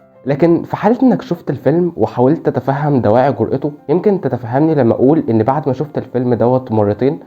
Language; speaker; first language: Arabic; native; Arabic